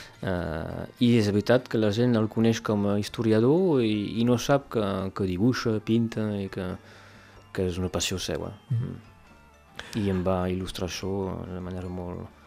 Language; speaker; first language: Catalan; non-native, local second language; French